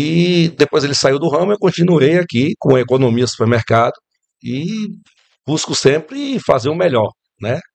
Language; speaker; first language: Portuguese; native; Portuguese